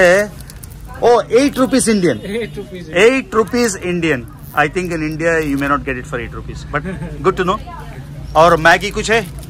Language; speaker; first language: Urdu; non-native, local second language; Telugu